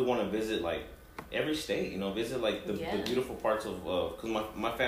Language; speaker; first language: English; early bilingual, other home language; Spanish